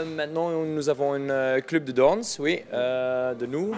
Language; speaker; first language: French; non-native, local second language; Dutch